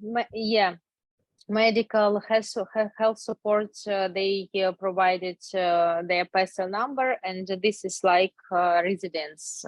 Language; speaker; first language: English; non-native, learner; Ukrainian